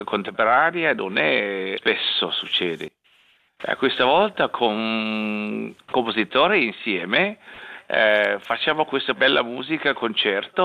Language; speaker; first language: Italian; non-native, learner; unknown